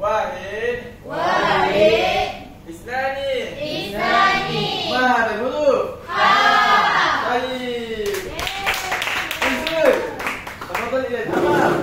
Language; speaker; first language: Arabic; non-native, learner; Malay